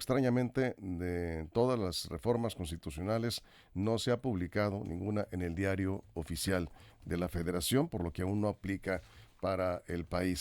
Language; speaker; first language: Spanish; native; Spanish